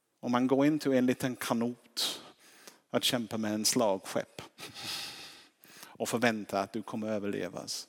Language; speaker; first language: Swedish; non-native, fluent; English